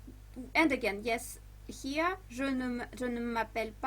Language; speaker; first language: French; non-native, fluent; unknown